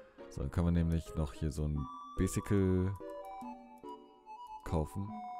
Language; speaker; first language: German; native; German